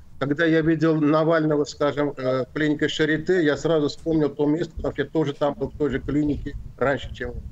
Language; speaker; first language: Russian; non-native, local second language; Azerbaijani